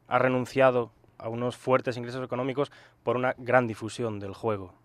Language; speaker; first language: Spanish; native; Spanish